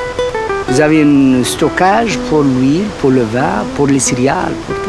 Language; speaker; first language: French; non-native, learner; Arabic